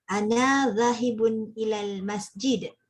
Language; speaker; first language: Arabic; non-native, learner; Indonesian